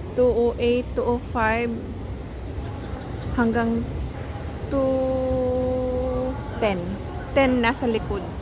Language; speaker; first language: Filipino; native; Filipino